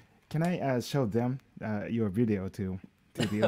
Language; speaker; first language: English; non-native, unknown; Japanese